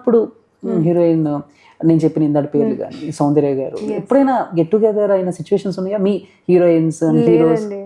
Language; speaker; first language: Telugu; native; Telugu